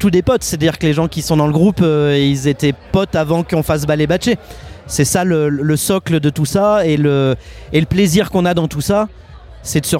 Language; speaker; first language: French; native; French